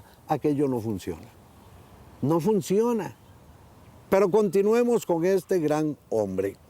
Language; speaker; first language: Spanish; native; Spanish